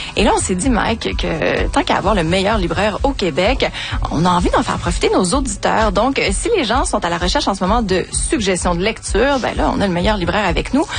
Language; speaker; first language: French; native; French